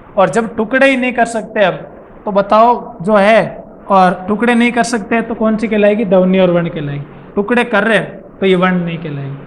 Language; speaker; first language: Hindi; native; Hindi